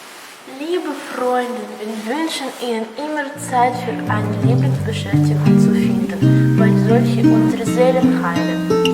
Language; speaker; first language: German; non-native, fluent; Russian